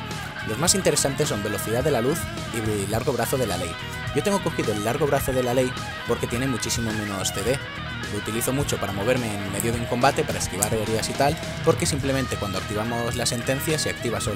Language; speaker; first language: Spanish; native; Spanish